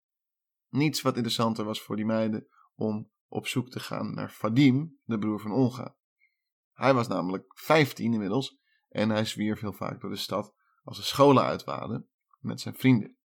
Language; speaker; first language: Dutch; native; Dutch